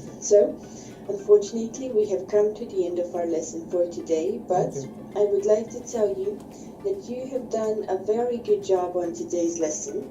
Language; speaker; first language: English; non-native, fluent; Bosnian